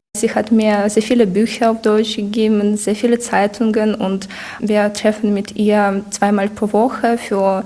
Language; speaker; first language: German; non-native, learner; Ukrainian